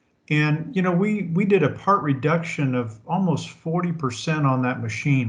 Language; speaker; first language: English; native; English